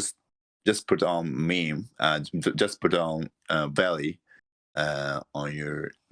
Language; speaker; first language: English; non-native, learner; Japanese